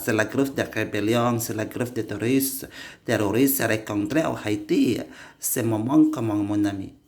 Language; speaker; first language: French; non-native, learner; Indonesian